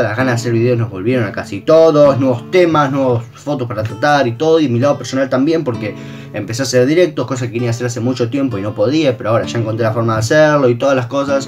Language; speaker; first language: Spanish; native; Spanish